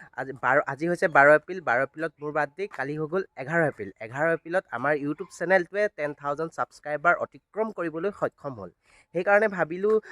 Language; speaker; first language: Assamese; native; Assamese